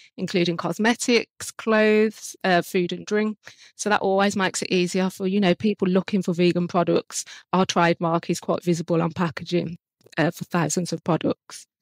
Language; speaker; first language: English; native; English